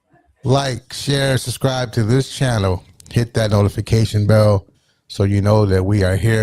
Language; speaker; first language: English; native; English